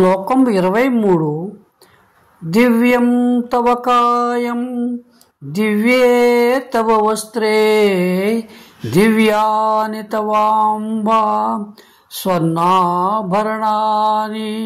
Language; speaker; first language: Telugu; native; Telugu